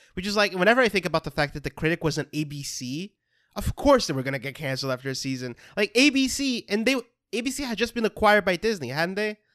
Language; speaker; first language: English; non-native, fluent; Portuguese